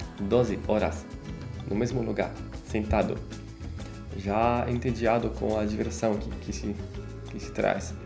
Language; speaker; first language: Portuguese; non-native, fluent; Polish